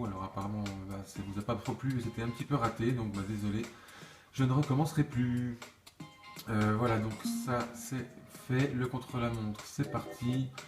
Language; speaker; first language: French; native; French